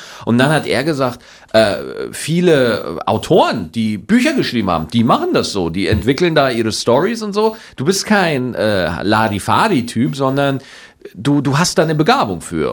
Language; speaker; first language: German; native; German